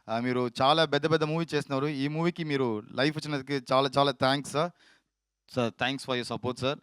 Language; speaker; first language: Telugu; non-native, learner; Tamil